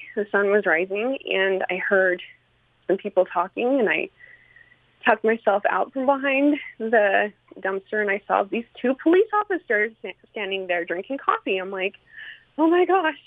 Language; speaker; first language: English; native; English